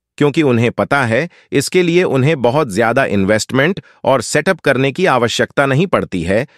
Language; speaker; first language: Hindi; native; Hindi